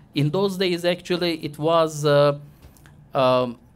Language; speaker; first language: English; non-native, fluent; Turkish